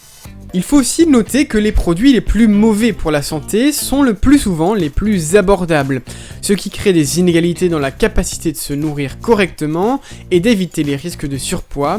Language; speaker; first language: French; native; French